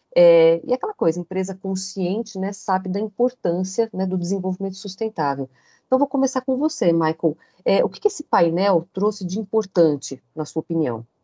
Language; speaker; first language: Portuguese; native; Portuguese